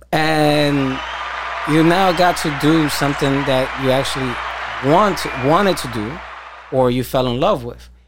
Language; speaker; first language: English; early bilingual, other home language; Spanish